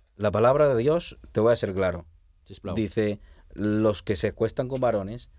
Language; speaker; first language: Spanish; native; Spanish